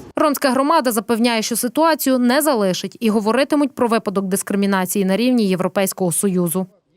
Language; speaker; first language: Ukrainian; native; Ukrainian